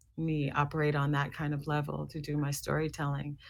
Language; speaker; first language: English; native; English